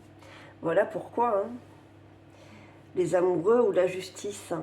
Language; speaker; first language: French; native; French